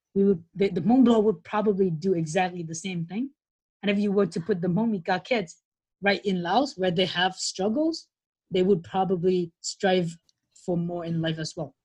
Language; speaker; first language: English; non-native, fluent; Lao